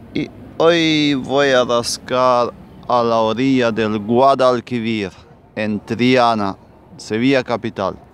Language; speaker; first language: Spanish; non-native, fluent; Romanian